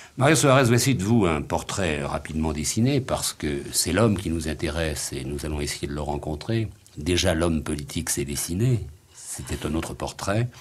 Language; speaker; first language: French; native; French